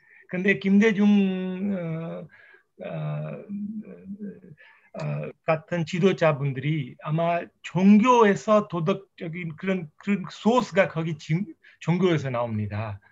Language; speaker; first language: Korean; non-native, fluent; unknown